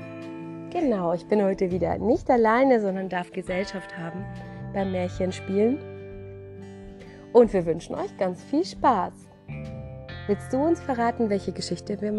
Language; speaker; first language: German; native; German